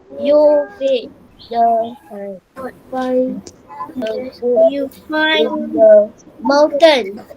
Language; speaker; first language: English; non-native, learner; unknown